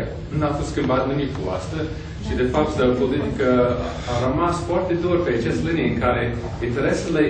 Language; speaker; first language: Romanian; non-native, fluent; English